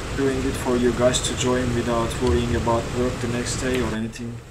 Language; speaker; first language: English; non-native, fluent; Turkish